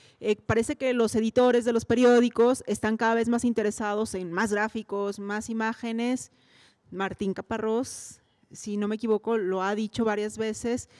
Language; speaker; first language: Spanish; native; Spanish